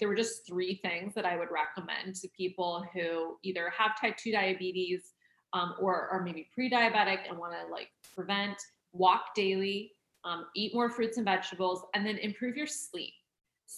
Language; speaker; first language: English; native; English